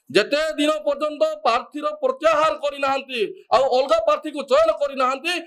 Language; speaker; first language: Odia; non-native, local second language; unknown